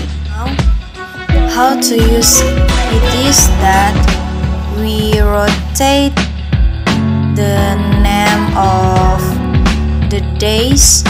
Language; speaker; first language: English; non-native, learner; Indonesian